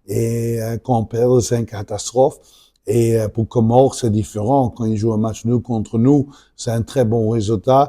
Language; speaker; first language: French; non-native, local second language; Dutch